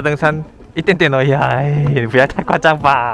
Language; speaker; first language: Chinese; non-native, learner; Korean